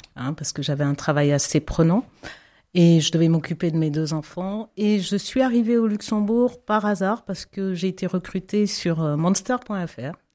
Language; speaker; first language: French; non-native, local second language; Wolof